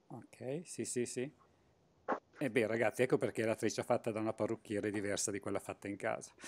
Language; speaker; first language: Italian; native; Italian